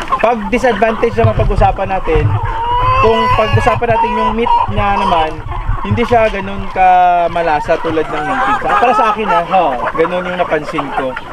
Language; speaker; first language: Filipino; native; Filipino